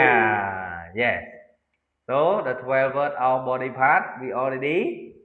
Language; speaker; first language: English; non-native, learner; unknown